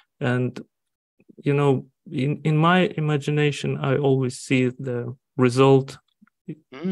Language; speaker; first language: English; non-native, learner; Russian